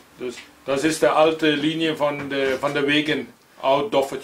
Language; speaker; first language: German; non-native, learner; Polish